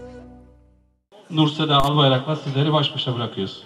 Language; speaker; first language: Turkish; native; Turkish